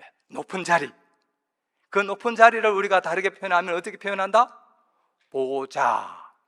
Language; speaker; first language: Korean; native; Korean